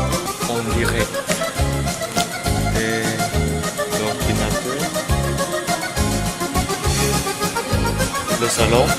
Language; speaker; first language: French; non-native, learner; Indonesian